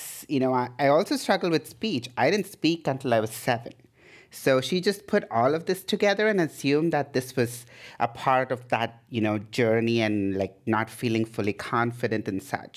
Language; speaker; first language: English; non-native, local second language; Tamil